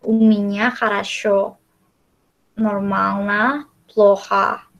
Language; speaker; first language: Russian; non-native, learner; Indonesian